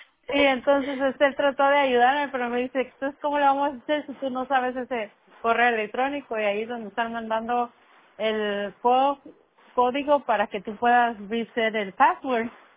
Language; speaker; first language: Spanish; native; Spanish